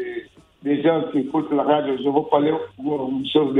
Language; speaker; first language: French; non-native, learner; Portuguese